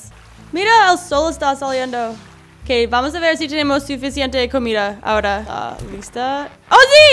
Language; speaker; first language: Spanish; non-native, learner; English